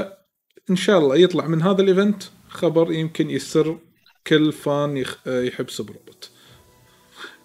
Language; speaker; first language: Arabic; native; Arabic